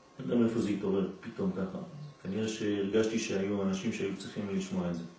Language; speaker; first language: Hebrew; non-native, fluent; French